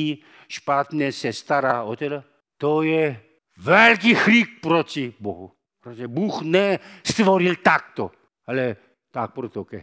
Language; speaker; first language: Czech; non-native, fluent; Korean